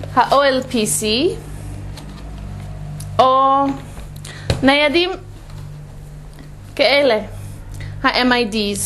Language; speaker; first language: Hebrew; non-native, fluent; English